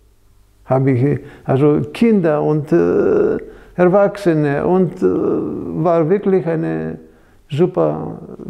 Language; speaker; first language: German; non-native, fluent; Greek